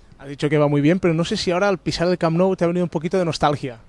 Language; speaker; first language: Spanish; native; Spanish